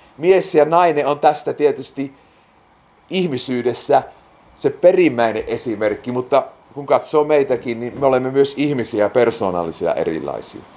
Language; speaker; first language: Finnish; native; Finnish